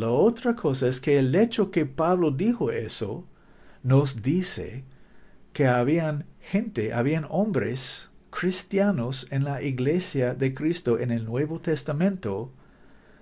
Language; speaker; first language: Spanish; non-native, learner; English